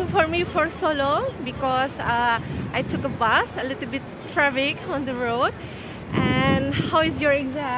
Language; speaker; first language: English; non-native, learner; Indonesian